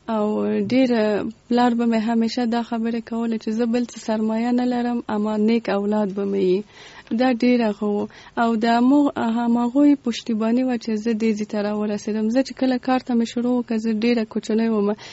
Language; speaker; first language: Pashto; non-native, local second language; Persian